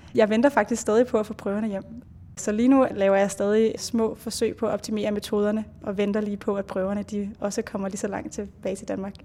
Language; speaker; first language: Danish; native; Danish